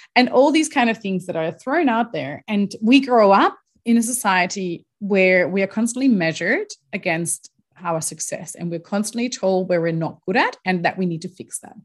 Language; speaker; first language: English; non-native, fluent; German